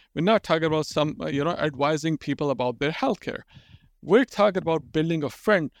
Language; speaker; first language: English; non-native, local second language; Urdu